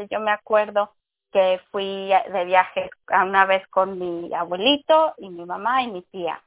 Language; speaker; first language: Spanish; early bilingual, heritage; Spanish